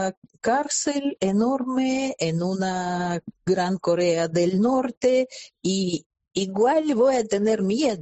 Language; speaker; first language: Spanish; non-native, fluent; Russian